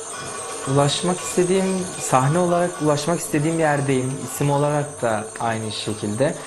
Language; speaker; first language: Turkish; native; Turkish